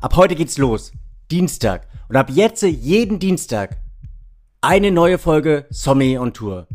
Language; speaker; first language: German; native; German